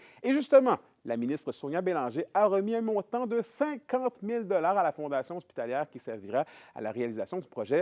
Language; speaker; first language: French; native; French